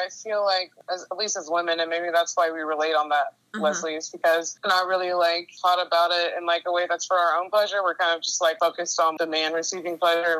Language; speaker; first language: English; native; English